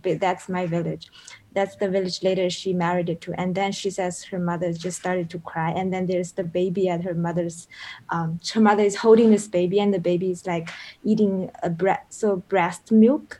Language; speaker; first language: English; non-native, fluent; Chinese